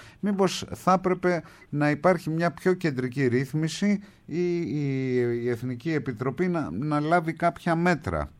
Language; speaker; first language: Greek; native; Greek